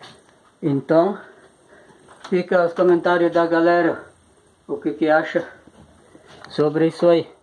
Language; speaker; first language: Portuguese; native; Portuguese